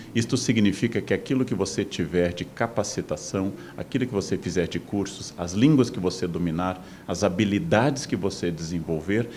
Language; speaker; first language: Portuguese; native; Portuguese